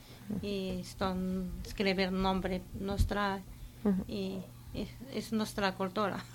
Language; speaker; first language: Spanish; non-native, learner; Arabic